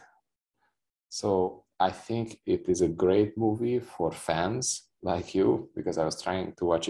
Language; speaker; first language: English; non-native, fluent; Hungarian